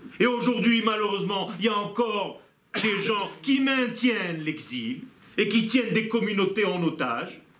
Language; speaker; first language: French; non-native, fluent; Hebrew